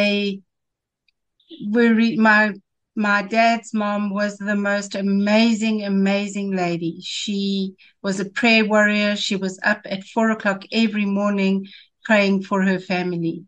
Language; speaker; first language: English; native; English